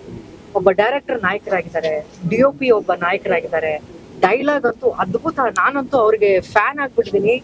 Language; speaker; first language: Kannada; native; Kannada